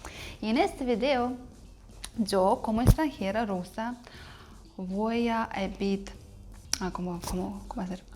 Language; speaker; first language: Spanish; non-native, learner; Russian